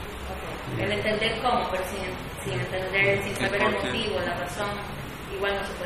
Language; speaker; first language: Spanish; native; Spanish